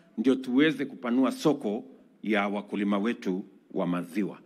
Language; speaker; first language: Swahili; non-native, local second language; Kalenjin